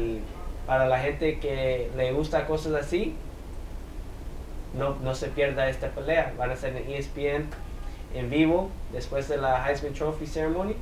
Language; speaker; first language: Spanish; early bilingual, heritage; English